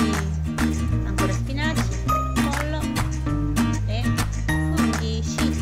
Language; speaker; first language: Italian; non-native, learner; Japanese